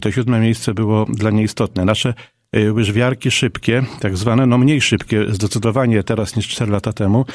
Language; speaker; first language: Polish; native; Polish